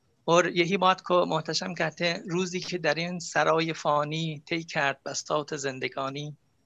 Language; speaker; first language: Persian; non-native, local second language; Azerbaijani